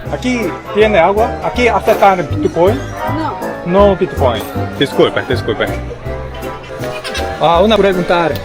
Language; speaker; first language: Spanish; non-native, learner; Korean